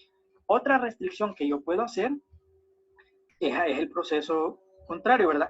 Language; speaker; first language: Spanish; native; Spanish